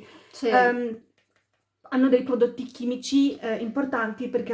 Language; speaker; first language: Italian; early bilingual, other home language; Arabic